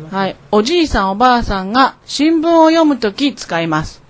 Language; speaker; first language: Japanese; non-native, learner; Chinese